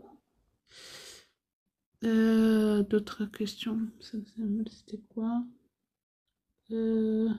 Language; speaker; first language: French; non-native, fluent; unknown